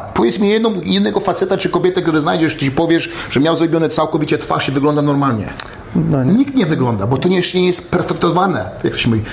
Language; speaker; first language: Polish; early bilingual, heritage; Polish